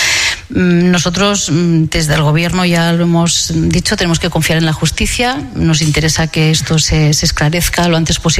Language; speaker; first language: Spanish; non-native, local second language; Catalan